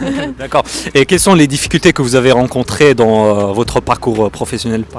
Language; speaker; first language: French; native; French